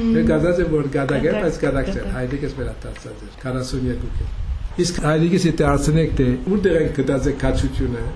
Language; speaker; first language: Armenian; early bilingual, heritage; Armenian